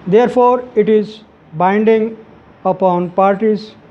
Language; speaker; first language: English; non-native, local second language; Urdu